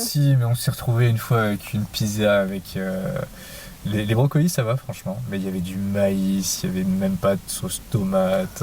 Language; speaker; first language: French; native; French